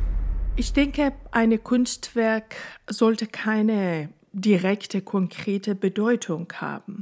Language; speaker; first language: German; non-native, fluent; Persian